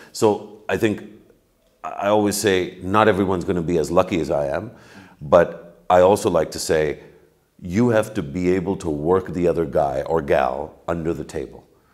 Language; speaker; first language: English; early bilingual, other home language; Urdu